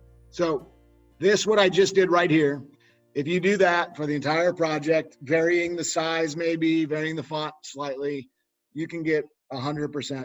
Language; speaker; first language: English; native; English